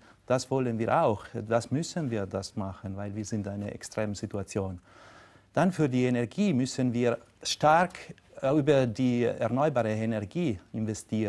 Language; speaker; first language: German; non-native, local second language; Italian